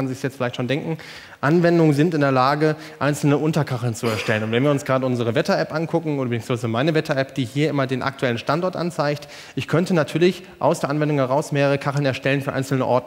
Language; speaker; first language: German; native; German